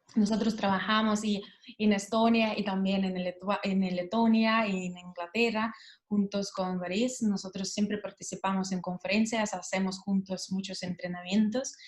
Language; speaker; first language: Spanish; non-native, learner; Russian